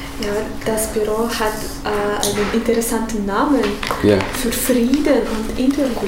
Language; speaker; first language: German; non-native, fluent; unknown